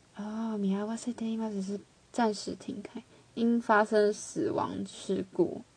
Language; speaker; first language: Japanese; non-native, learner; Chinese